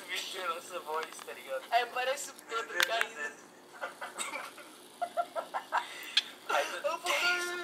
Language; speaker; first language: Portuguese; native; Portuguese